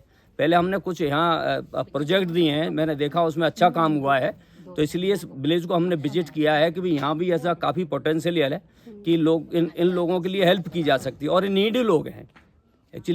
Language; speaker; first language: Hindi; native; Hindi